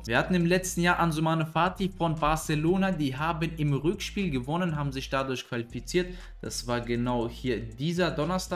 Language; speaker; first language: German; native; German